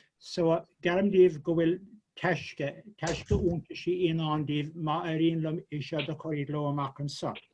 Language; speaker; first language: Irish; native; Irish